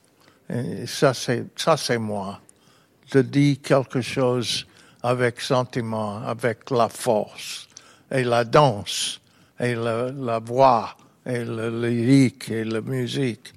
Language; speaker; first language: French; non-native, learner; English